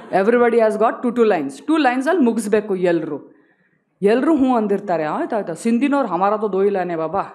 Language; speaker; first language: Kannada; non-native, local second language; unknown